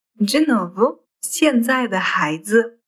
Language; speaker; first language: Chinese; non-native, fluent; Portuguese